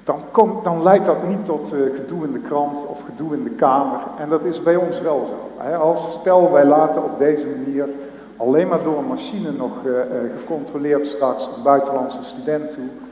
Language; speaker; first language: Dutch; native; Dutch